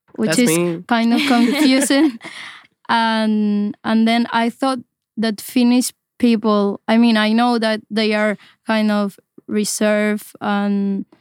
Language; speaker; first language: English; non-native, fluent; Spanish